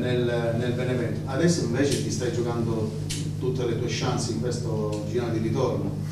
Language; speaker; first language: Italian; native; Italian